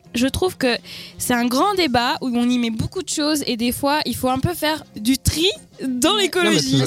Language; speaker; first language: French; non-native, fluent; Spanish